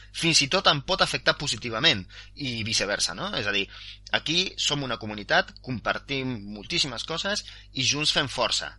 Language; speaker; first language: Catalan; non-native, local second language; Spanish